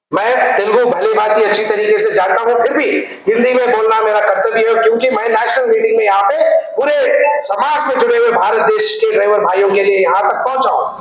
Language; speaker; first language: Hindi; non-native, local second language; Telugu